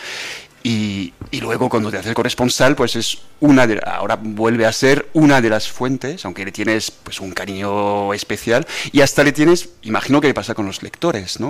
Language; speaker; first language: Spanish; non-native, fluent; French